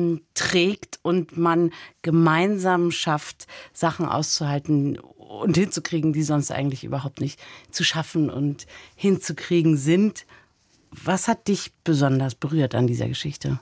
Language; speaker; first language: German; native; German